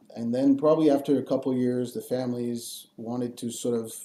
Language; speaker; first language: English; non-native, fluent; French